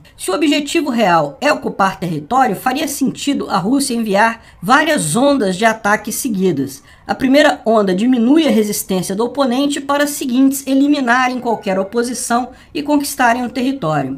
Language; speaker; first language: Portuguese; native; Portuguese